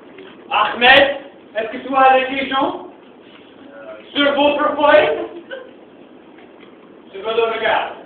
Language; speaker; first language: French; non-native, learner; English